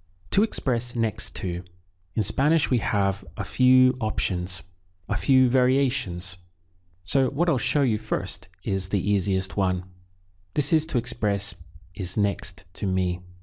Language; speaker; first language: English; native; English